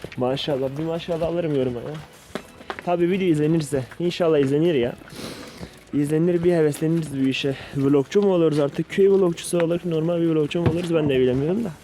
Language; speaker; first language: Turkish; non-native, local second language; Kurdish